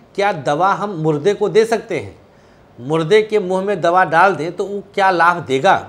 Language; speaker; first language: Hindi; non-native, local second language; Awadhi